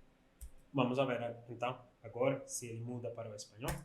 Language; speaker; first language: Portuguese; non-native, fluent; Spanish